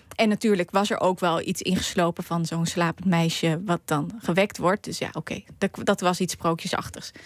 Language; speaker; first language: Dutch; native; Dutch